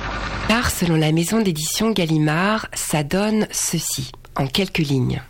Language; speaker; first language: French; native; French